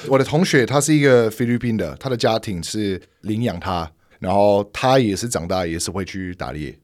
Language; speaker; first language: Chinese; non-native, fluent; English